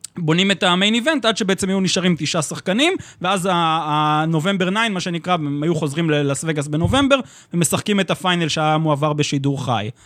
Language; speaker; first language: Hebrew; native; Hebrew